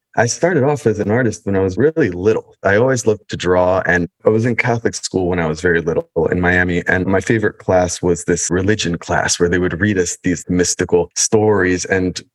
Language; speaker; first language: English; early bilingual, other home language; Spanish